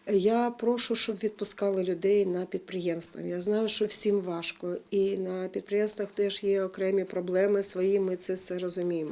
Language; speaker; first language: Ukrainian; native; Ukrainian